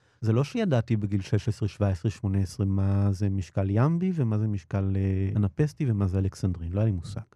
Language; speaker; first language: Hebrew; native; Hebrew